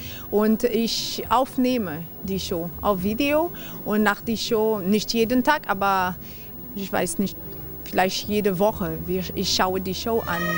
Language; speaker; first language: German; non-native, learner; French